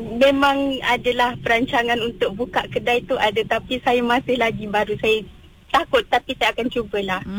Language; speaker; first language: Malay; non-native, local second language; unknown